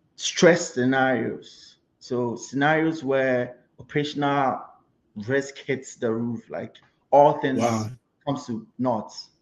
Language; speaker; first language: English; non-native, local second language; Akan